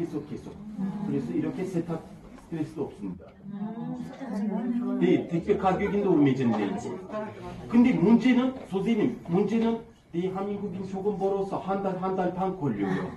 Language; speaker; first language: Korean; non-native, learner; Turkish